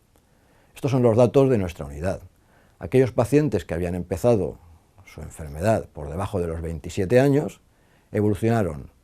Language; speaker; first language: Spanish; native; Spanish